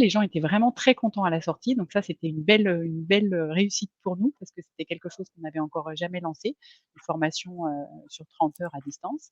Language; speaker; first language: French; native; French